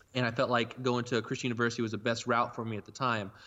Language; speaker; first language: English; native; English